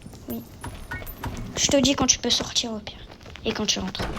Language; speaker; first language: French; native; French